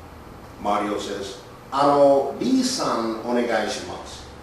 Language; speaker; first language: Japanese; non-native, fluent; English